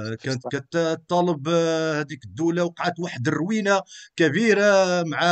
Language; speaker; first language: Arabic; native; Arabic